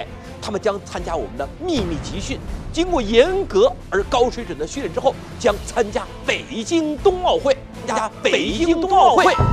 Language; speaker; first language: Chinese; native; Chinese